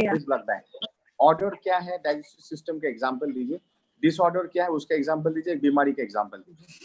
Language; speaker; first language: Hindi; non-native, local second language; Bangla